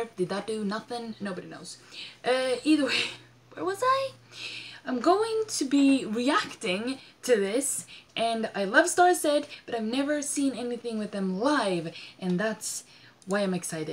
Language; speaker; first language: English; non-native, fluent; Swedish